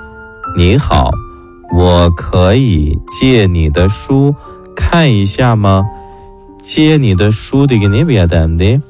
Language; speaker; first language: Chinese; non-native, local second language; Uyghur